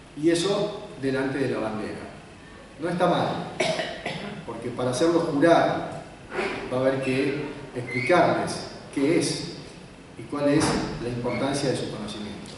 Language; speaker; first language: Spanish; native; Spanish